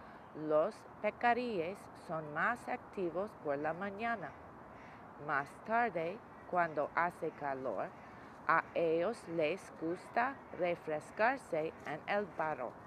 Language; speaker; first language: Spanish; non-native, learner; English